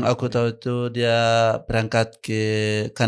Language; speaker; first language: Indonesian; non-native, learner; Arabic